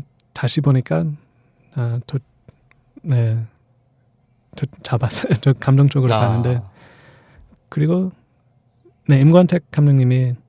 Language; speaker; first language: Korean; non-native, fluent; English